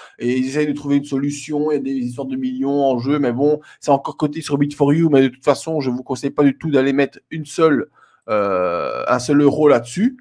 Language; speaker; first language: French; native; French